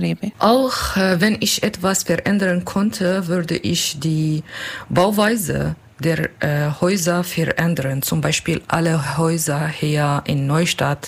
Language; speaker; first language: German; non-native, learner; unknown